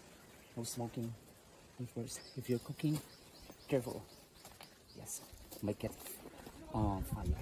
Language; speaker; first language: English; non-native, local second language; Korean